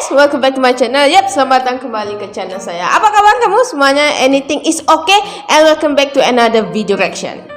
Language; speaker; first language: Malay; native; Malay